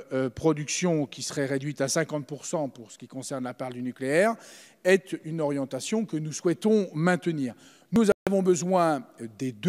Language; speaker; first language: French; native; French